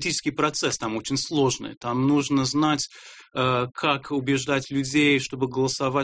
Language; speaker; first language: Russian; non-native, fluent; English